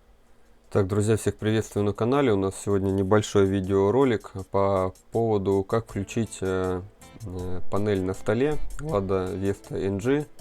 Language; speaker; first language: Russian; native; Russian